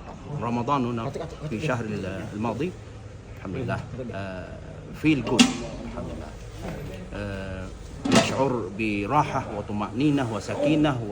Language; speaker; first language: Arabic; non-native, learner; Malay